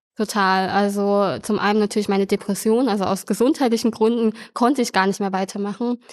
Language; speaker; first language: German; early bilingual, other home language; Vietnamese